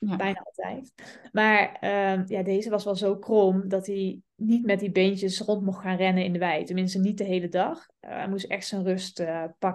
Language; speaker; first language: Dutch; native; Dutch